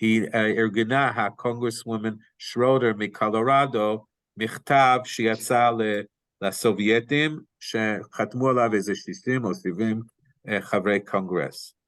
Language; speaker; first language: Hebrew; non-native, fluent; English